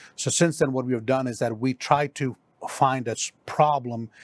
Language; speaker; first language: English; non-native, local second language; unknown